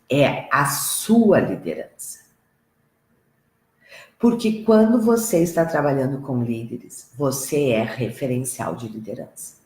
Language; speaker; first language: Portuguese; native; Portuguese